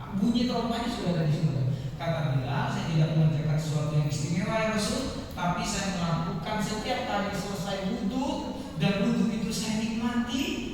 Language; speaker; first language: Indonesian; non-native, local second language; Madurese